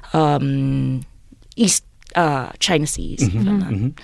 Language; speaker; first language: English; non-native, local second language; Filipino